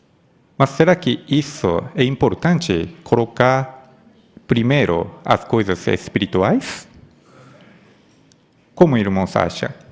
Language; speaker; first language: Portuguese; non-native, fluent; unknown